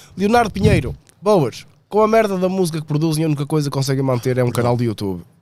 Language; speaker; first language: Portuguese; native; Portuguese